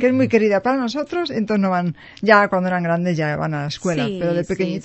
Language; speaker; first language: Spanish; native; Spanish